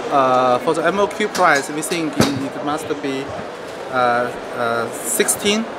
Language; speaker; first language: English; non-native, learner; Chinese